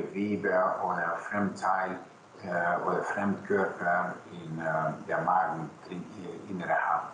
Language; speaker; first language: German; non-native, local second language; Hungarian